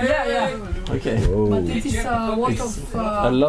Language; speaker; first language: English; non-native, learner; Bulgarian